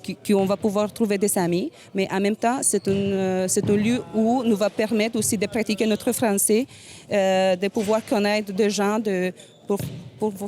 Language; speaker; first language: French; non-native, learner; Spanish